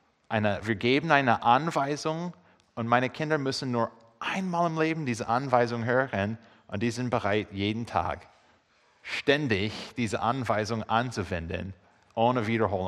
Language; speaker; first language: German; non-native, fluent; English